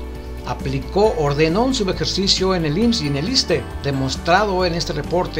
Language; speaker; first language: Spanish; native; Spanish